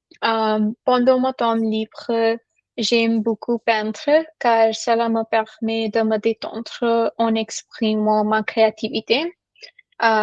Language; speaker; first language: French; non-native, learner; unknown